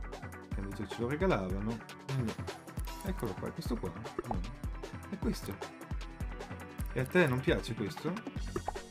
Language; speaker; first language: Italian; native; Italian